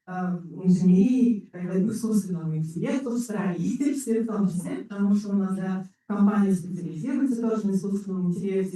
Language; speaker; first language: Russian; native; Russian